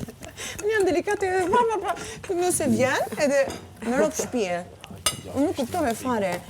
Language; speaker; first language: Albanian; early bilingual, heritage; Albanian